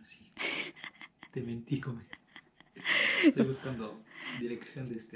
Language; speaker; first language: Spanish; non-native, learner; Japanese